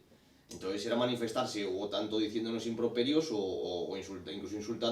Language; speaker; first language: Spanish; native; Spanish